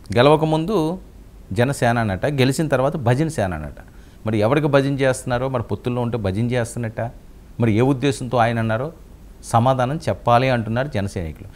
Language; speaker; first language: Telugu; native; Telugu